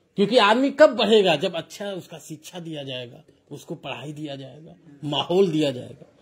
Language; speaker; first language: Hindi; native; Hindi